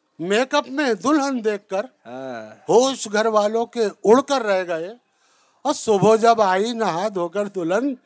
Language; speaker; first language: Urdu; native; Urdu